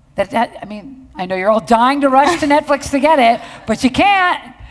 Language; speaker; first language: English; native; English